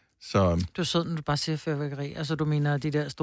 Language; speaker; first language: Danish; native; Danish